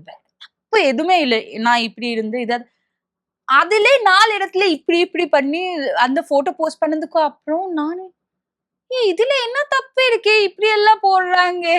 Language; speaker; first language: Tamil; non-native, local second language; Bangla